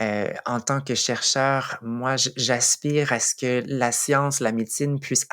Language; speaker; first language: French; native; French